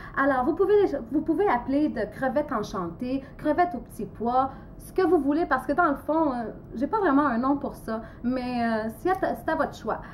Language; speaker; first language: French; non-native, fluent; Portuguese